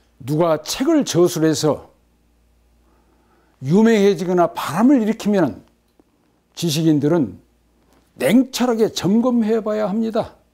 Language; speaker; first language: Korean; native; Korean